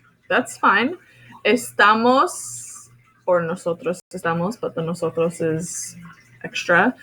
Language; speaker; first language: Spanish; non-native, fluent; English